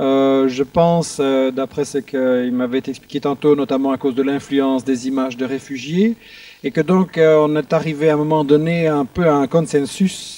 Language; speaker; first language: French; native; French